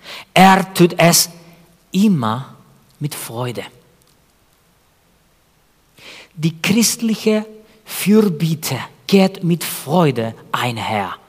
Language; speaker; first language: German; non-native, fluent; Spanish